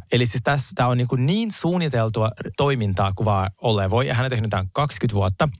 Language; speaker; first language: Finnish; early bilingual, other home language; Russian